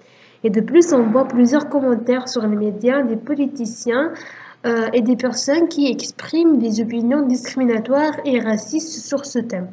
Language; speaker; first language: French; non-native, fluent; Italian